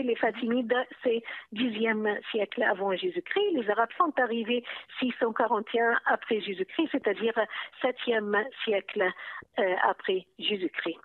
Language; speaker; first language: French; non-native, fluent; Arabic